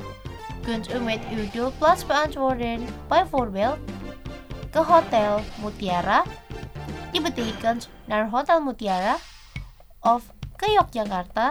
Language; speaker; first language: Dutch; non-native, fluent; Indonesian